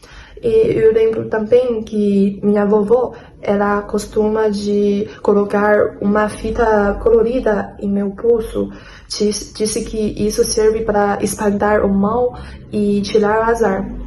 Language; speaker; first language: Portuguese; non-native, fluent; Chinese